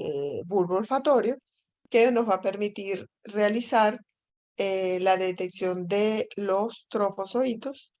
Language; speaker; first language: Spanish; native; Spanish